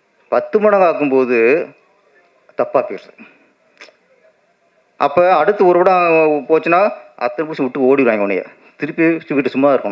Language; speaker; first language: Tamil; native; Tamil